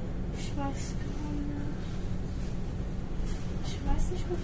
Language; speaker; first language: German; native; German